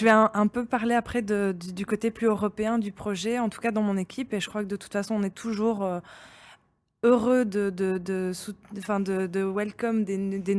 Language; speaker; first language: French; native; French